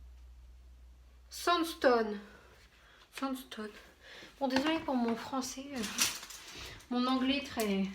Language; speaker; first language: French; native; French